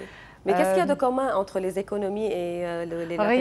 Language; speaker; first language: French; non-native, local second language; Arabic